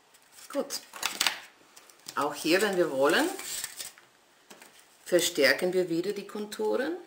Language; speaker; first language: German; non-native, fluent; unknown